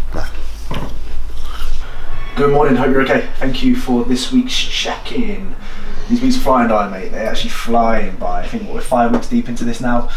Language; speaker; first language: English; native; English